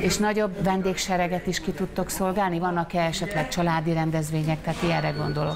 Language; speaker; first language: Hungarian; native; Hungarian